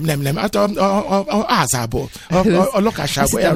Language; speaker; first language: Hungarian; non-native, fluent; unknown